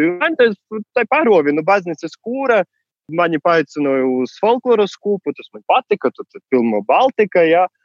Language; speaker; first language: Latvian; non-native, fluent; Russian